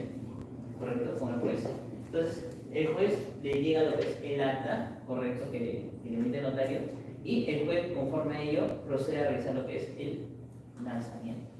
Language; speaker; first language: Spanish; native; Spanish